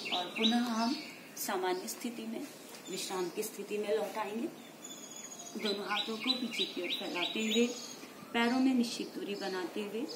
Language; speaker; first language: Hindi; native; Hindi